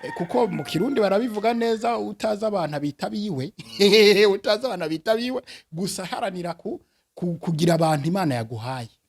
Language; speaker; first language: Rundi; early bilingual, heritage; Rundi